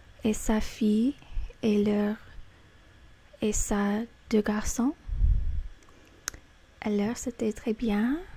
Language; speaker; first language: French; non-native, fluent; English